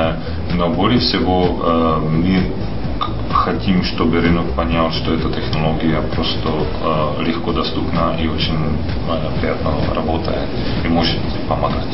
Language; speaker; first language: Russian; non-native, fluent; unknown